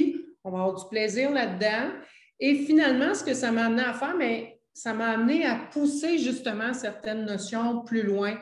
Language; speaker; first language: French; native; French